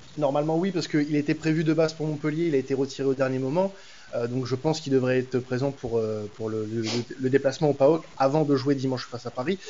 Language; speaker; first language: French; native; French